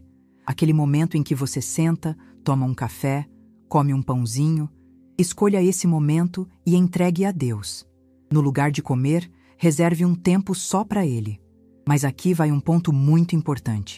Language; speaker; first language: Portuguese; native; Portuguese